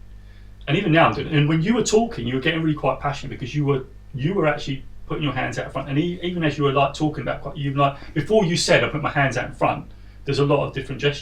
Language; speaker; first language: English; native; English